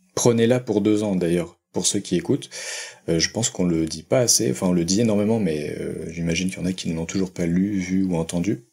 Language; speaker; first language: French; native; French